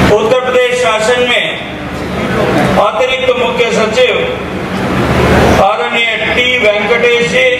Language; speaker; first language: Hindi; native; Hindi